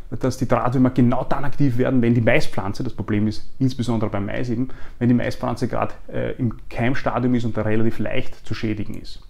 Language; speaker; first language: German; native; German